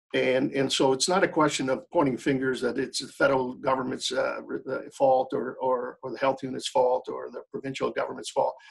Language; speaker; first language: English; early bilingual, other home language; French